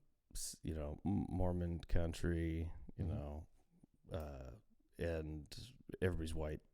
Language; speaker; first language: English; native; English